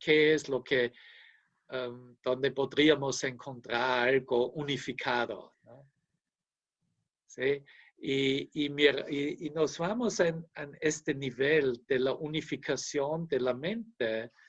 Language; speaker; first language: Spanish; non-native, fluent; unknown